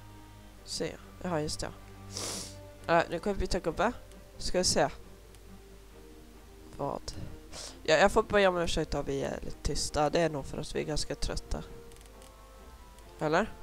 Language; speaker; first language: Swedish; native; Swedish